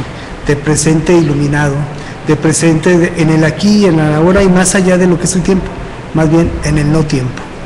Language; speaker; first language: Spanish; native; Spanish